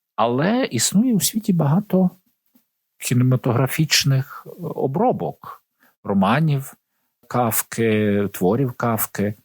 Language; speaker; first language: Ukrainian; native; Ukrainian